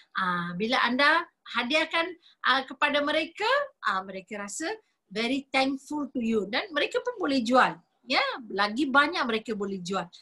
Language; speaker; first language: Malay; non-native, local second language; Tamil